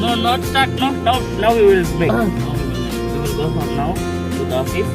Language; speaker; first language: English; non-native, local second language; Tamil